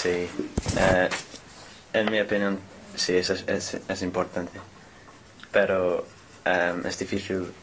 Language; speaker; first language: Spanish; non-native, learner; English